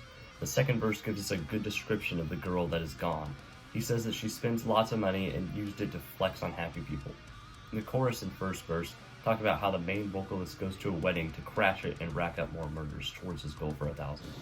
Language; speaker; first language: English; native; English